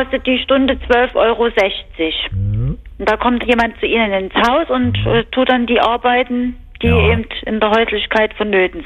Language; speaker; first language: German; native; German